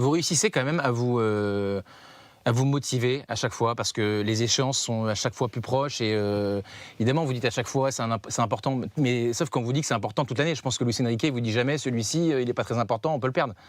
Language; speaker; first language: French; native; French